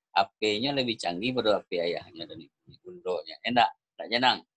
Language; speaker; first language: Indonesian; native; Indonesian